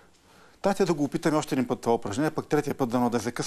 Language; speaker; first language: Bulgarian; native; Bulgarian